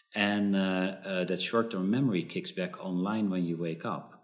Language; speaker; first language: English; early bilingual, other home language; Dutch